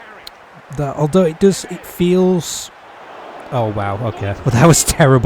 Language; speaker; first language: English; native; English